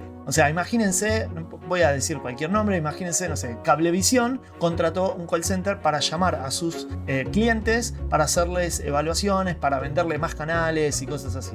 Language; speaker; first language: Spanish; native; Spanish